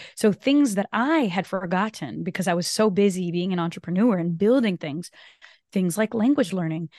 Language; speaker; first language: English; non-native, fluent; Portuguese